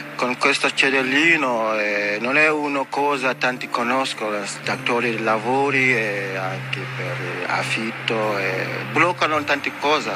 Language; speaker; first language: Italian; non-native, learner; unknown